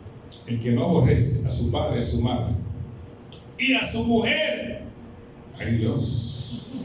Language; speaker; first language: Spanish; native; Spanish